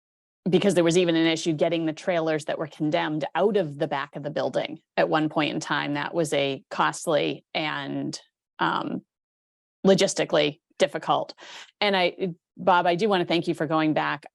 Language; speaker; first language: English; native; English